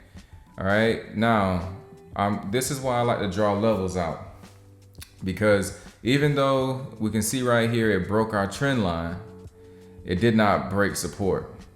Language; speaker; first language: English; native; English